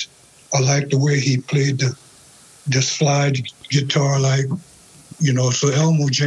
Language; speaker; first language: English; native; English